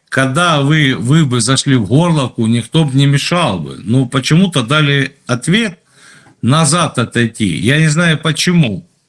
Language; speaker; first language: Russian; native; Russian